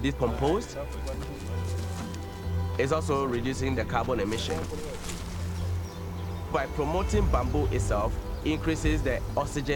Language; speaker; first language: English; non-native, local second language; Akan